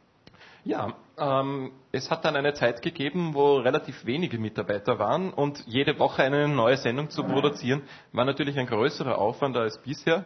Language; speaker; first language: German; native; German